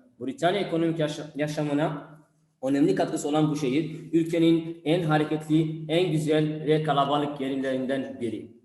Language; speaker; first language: Turkish; non-native, fluent; Arabic